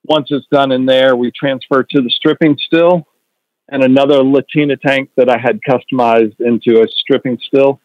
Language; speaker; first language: English; native; English